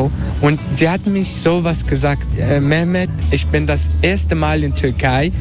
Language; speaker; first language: German; non-native, learner; Turkish